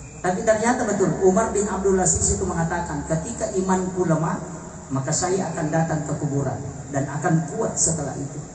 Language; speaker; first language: Indonesian; non-native, local second language; Buginese